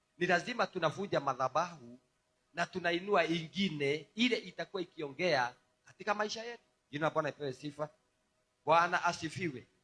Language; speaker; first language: Swahili; non-native, local second language; Kikuyu